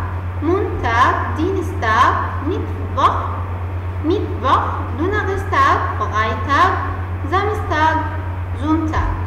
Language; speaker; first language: German; non-native, fluent; Arabic